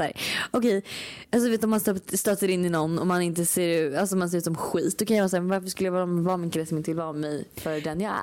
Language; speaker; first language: Swedish; native; Swedish